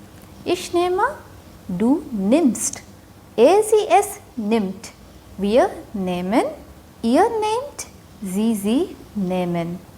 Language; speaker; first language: German; non-native, fluent; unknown